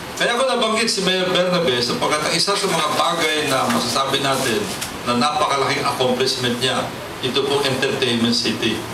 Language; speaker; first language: Filipino; native; Filipino